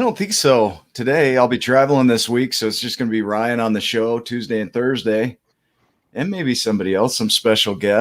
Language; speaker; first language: English; native; English